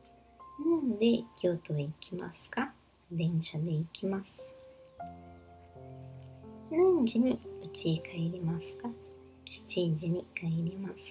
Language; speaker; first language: Japanese; non-native, learner; Portuguese